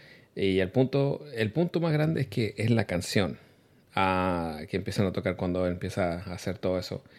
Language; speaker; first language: Spanish; early bilingual, heritage; Spanish